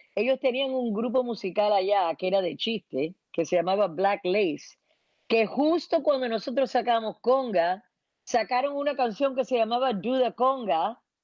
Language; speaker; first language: Spanish; early bilingual, heritage; Spanish